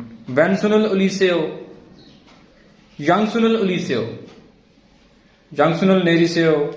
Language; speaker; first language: Korean; non-native, fluent; Punjabi